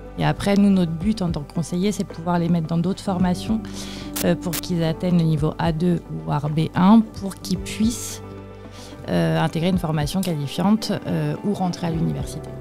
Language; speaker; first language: French; native; French